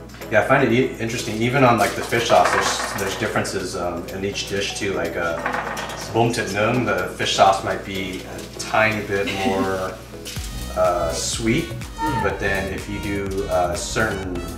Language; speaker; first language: English; early bilingual, other home language; Vietnamese